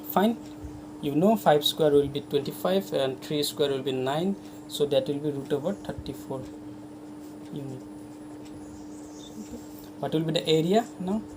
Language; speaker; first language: English; non-native, local second language; Hindi